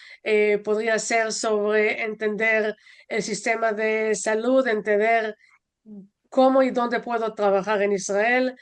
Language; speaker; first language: Spanish; non-native, fluent; Hebrew